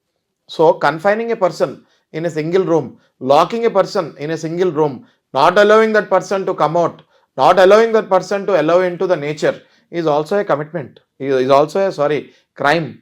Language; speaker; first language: Telugu; native; Telugu